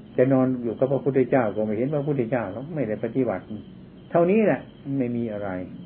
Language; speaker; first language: Thai; non-native, local second language; Lao